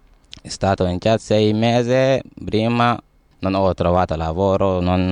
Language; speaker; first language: Italian; non-native, learner; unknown